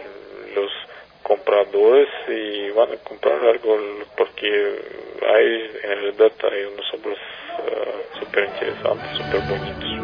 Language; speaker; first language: Spanish; non-native, learner; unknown